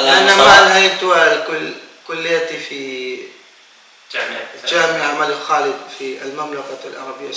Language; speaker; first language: Arabic; non-native, fluent; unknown